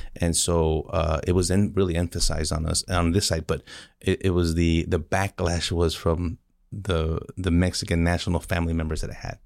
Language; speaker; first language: English; early bilingual, other home language; Spanish